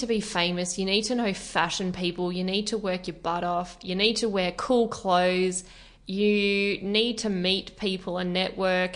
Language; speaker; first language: English; native; English